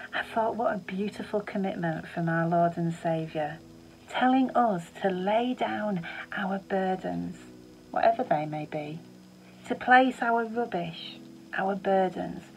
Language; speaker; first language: English; native; English